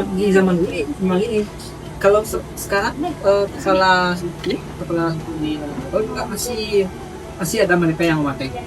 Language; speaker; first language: Indonesian; native; Indonesian